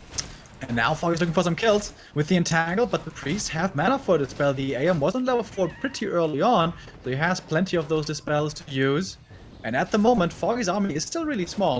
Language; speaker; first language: English; non-native, fluent; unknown